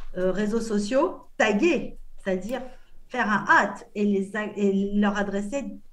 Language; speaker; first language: French; native; French